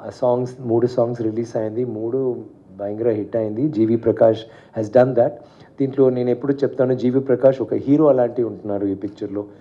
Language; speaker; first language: Telugu; non-native, learner; Tamil